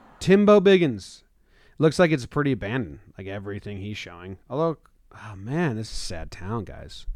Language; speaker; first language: English; native; English